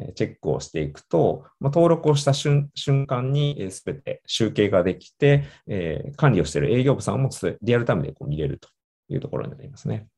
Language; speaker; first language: Japanese; native; Japanese